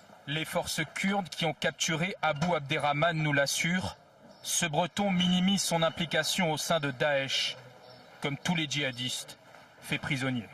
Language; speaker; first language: French; native; French